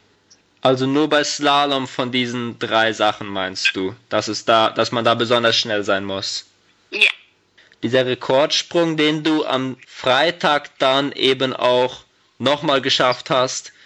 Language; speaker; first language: German; native; German